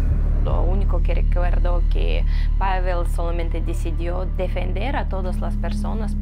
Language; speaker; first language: Spanish; non-native, fluent; Russian